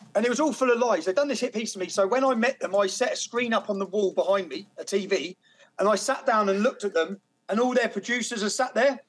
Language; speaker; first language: English; native; English